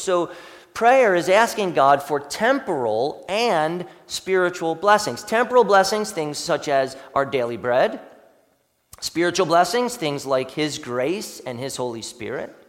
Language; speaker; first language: English; native; English